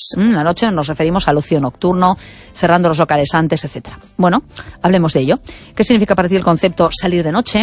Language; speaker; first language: Spanish; native; Spanish